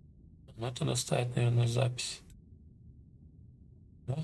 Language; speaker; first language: Russian; native; Russian